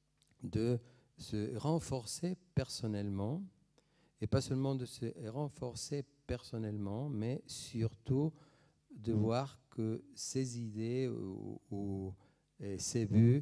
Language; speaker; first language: French; non-native, fluent; Spanish